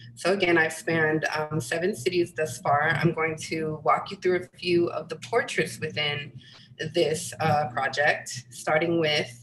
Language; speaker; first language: English; native; English